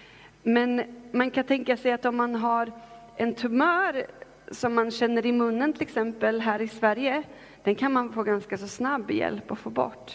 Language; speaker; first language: Swedish; native; Swedish